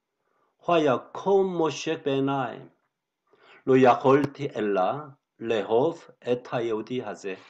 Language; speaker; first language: Hebrew; non-native, fluent; Korean